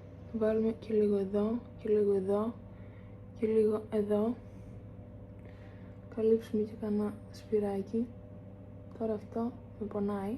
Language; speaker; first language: Greek; native; Greek